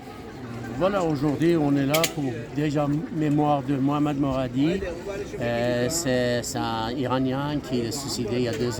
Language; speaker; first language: French; non-native, fluent; Persian